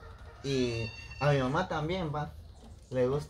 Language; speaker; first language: Spanish; native; Spanish